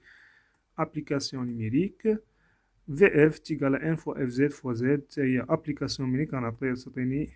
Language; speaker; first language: French; non-native, local second language; Arabic